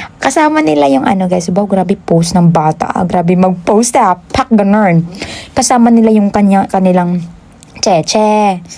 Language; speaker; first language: Filipino; non-native, local second language; Hiligaynon